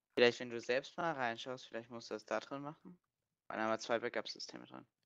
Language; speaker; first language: German; native; German